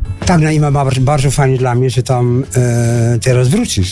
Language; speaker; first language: Polish; non-native, learner; Dutch